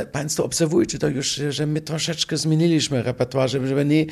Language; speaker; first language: Polish; non-native, fluent; German